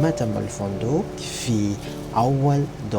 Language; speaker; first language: Arabic; non-native, fluent; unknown